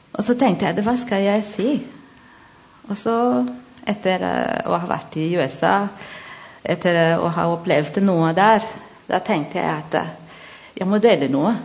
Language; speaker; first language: Norwegian; non-native, learner; Malagasy